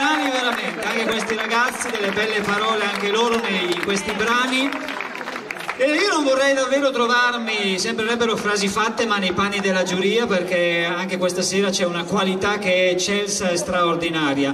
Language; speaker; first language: Italian; native; Italian